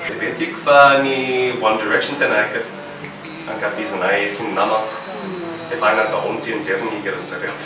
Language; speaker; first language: Malagasy; non-native, fluent; English